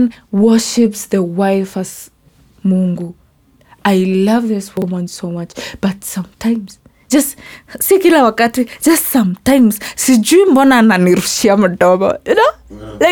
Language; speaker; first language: English; non-native, local second language; Meru